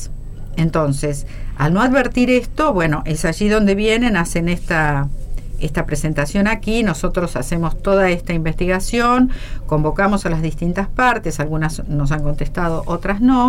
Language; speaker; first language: Spanish; native; Spanish